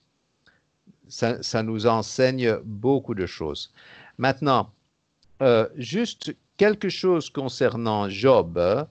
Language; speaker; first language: French; native; French